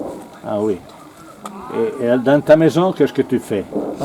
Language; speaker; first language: French; non-native, learner; Italian